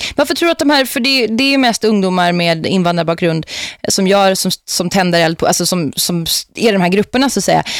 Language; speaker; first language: Swedish; native; Swedish